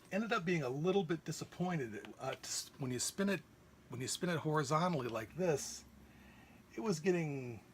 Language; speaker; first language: English; native; English